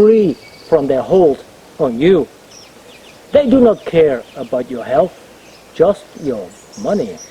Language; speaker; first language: English; non-native, fluent; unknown